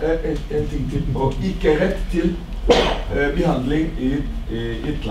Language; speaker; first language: Norwegian; non-native, learner; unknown